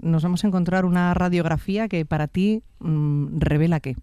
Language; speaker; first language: Spanish; native; Spanish